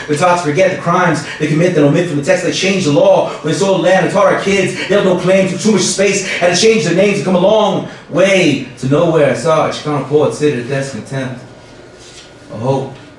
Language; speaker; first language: English; native; English